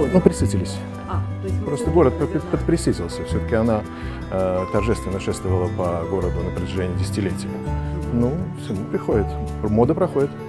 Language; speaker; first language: Russian; native; Russian